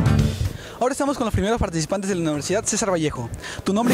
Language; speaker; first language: Spanish; native; Spanish